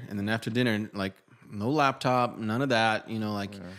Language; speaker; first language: English; non-native, fluent; Portuguese